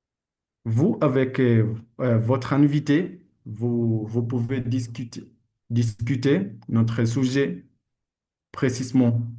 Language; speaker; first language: French; non-native, learner; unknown